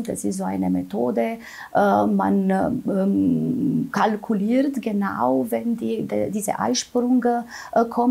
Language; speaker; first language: German; non-native, fluent; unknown